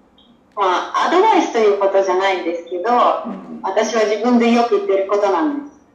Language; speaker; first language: Japanese; non-native, fluent; Romanian